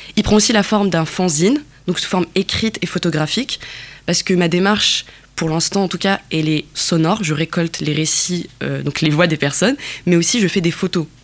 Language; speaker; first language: French; non-native, local second language; Kabyle